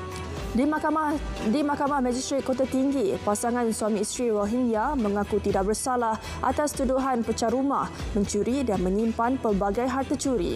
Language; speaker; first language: Malay; native; Malay